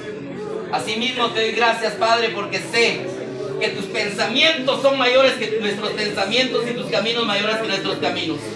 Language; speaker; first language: Spanish; native; Spanish